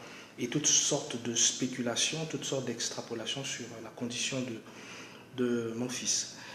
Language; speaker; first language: French; non-native, local second language; Lingala